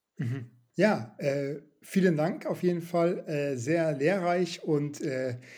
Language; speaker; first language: German; non-native, local second language; Luxembourgish